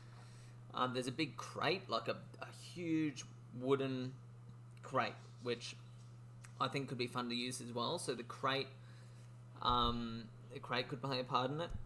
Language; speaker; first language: English; native; English